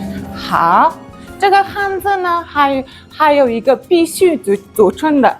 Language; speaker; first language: Chinese; non-native, learner; Mongolian